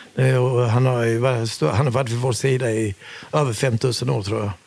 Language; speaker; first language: Swedish; early bilingual, other home language; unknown